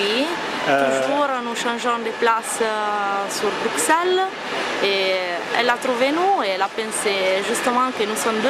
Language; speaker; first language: French; non-native, learner; Italian